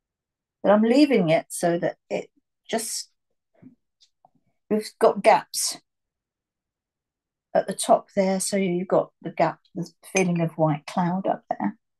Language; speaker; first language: English; native; English